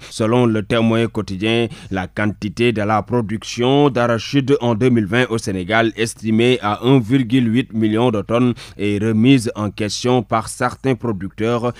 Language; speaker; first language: French; non-native, local second language; Wolof